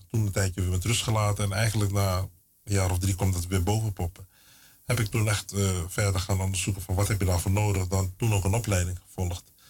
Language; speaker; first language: Dutch; native; Dutch